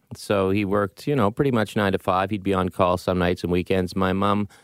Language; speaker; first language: English; native; English